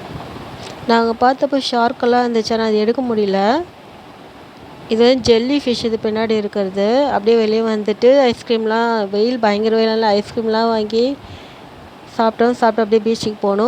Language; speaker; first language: Tamil; native; Tamil